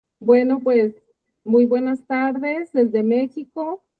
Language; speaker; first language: Spanish; native; Spanish